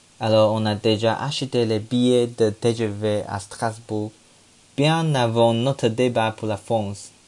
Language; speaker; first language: French; non-native, learner; Chinese